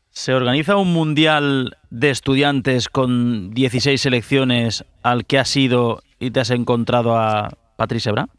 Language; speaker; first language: Spanish; native; Spanish